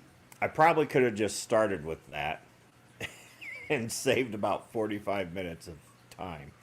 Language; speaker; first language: English; native; English